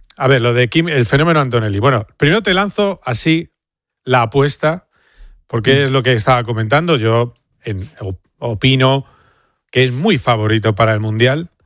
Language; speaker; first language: Spanish; native; Spanish